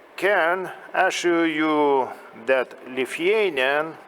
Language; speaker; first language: English; non-native, fluent; Lithuanian